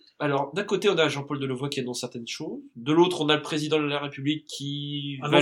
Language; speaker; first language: French; native; French